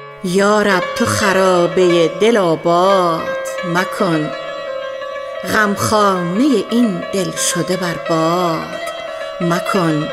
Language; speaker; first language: Persian; native; Persian